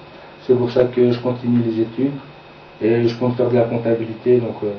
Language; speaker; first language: French; native; French